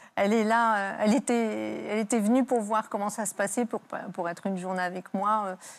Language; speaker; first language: French; native; French